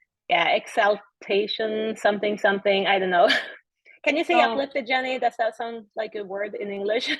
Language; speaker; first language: English; non-native, fluent; Swedish